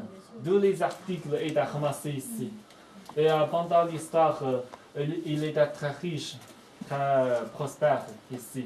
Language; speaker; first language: French; non-native, fluent; Chinese